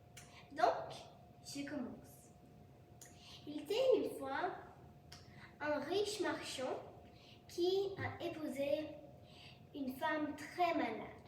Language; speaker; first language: French; non-native, learner; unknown